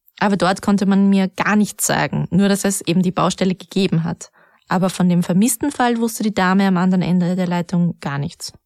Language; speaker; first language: German; native; German